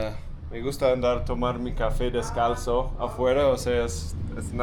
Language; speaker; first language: Spanish; non-native, fluent; English